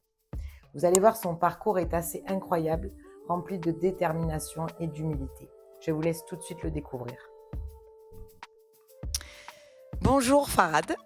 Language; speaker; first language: French; native; French